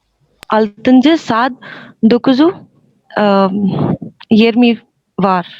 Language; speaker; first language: Turkish; non-native, learner; Urdu